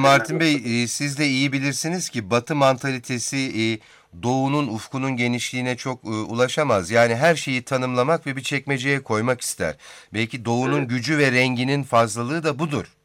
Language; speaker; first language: Turkish; native; Turkish